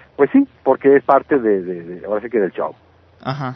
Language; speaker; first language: Spanish; native; Spanish